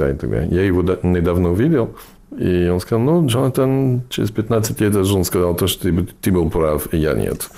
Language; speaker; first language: Russian; non-native, fluent; English